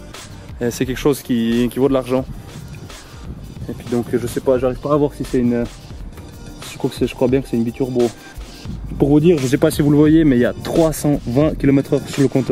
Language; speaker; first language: French; native; French